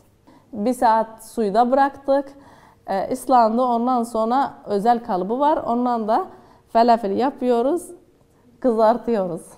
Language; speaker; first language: Turkish; non-native, learner; Arabic